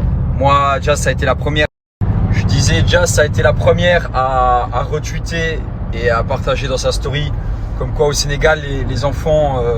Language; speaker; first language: French; native; French